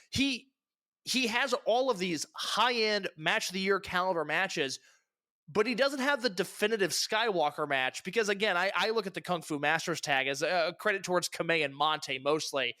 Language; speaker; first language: English; native; English